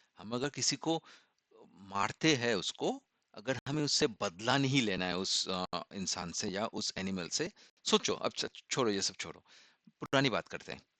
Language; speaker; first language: Hindi; non-native, local second language; Assamese